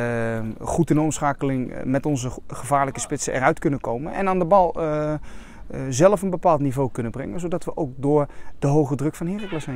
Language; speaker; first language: Dutch; native; Dutch